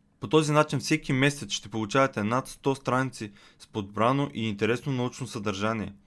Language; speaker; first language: Bulgarian; native; Bulgarian